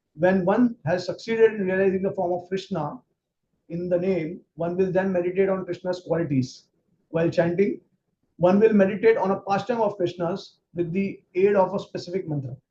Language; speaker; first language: English; non-native, local second language; Hindi